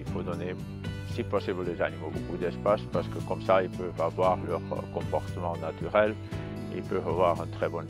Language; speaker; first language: French; non-native, fluent; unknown